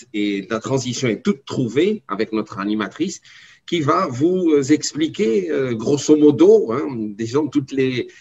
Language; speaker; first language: French; native; French